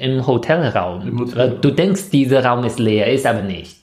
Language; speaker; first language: German; non-native, fluent; Chinese